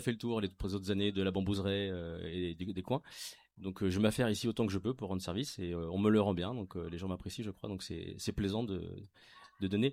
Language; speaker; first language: French; native; French